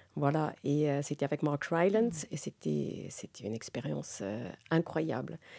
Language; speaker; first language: French; non-native, local second language; Swiss German